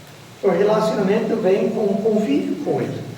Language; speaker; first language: Portuguese; non-native, fluent; English